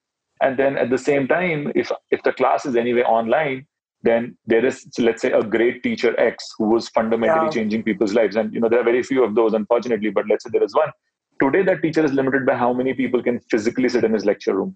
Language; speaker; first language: English; non-native, local second language; Hindi